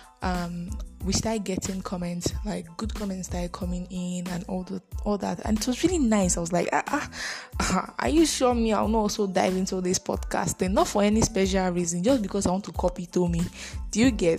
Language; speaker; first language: English; non-native, local second language; Bini